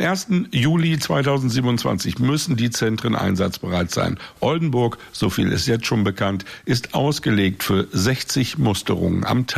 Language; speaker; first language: German; native; German